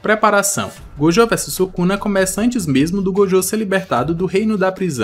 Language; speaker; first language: Portuguese; native; Portuguese